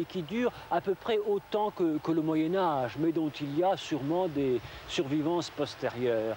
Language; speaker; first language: French; native; French